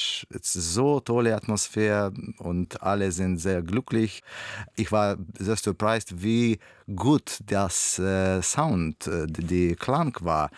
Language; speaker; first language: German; non-native, learner; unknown